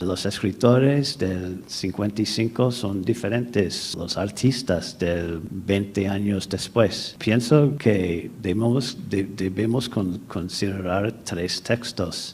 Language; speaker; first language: Spanish; non-native, fluent; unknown